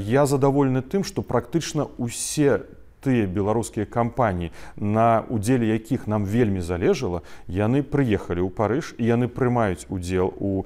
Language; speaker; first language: Belarusian; non-native, local second language; Russian